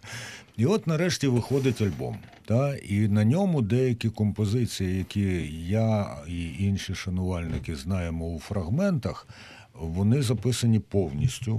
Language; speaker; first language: Ukrainian; native; Ukrainian